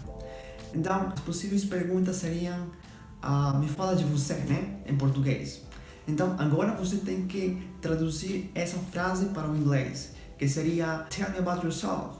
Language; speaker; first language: Portuguese; non-native, fluent; Spanish